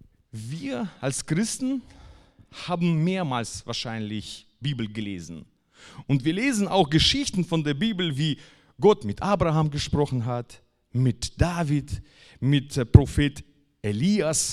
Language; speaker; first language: German; non-native, fluent; Russian